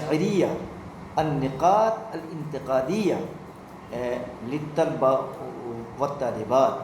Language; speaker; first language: Arabic; non-native, fluent; Urdu